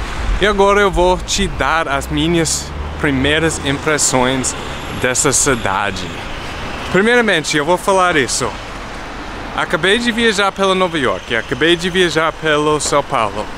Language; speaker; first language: Portuguese; non-native, fluent; English